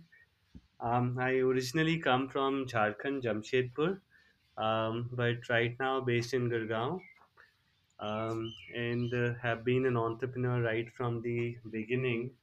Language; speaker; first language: English; non-native, local second language; Hindi